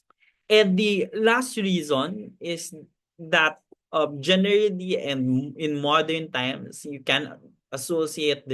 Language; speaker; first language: English; non-native, local second language; Cebuano